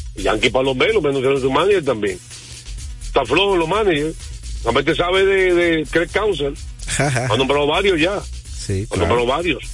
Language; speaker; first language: Spanish; native; Spanish